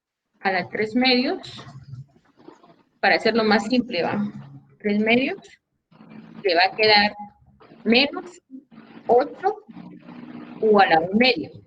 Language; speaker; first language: Spanish; native; Spanish